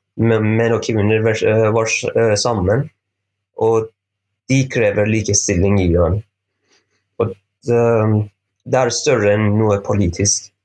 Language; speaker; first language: Norwegian; non-native, fluent; Persian